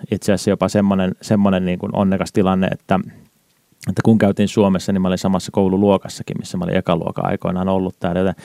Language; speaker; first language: Finnish; native; Finnish